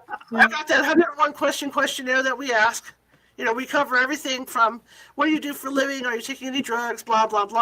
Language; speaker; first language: English; native; English